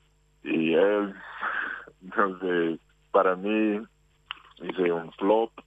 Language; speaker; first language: Spanish; non-native, fluent; English